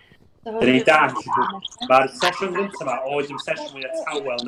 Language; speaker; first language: Welsh; native; Welsh